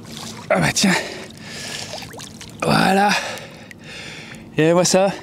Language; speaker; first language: French; native; French